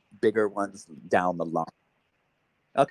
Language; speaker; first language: English; native; English